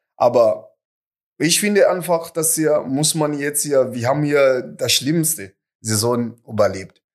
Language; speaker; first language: German; non-native, fluent; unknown